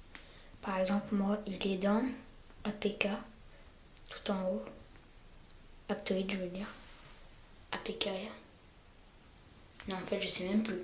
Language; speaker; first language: French; native; French